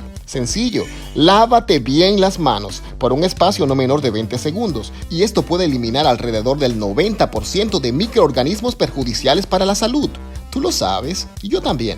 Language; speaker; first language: Spanish; native; Spanish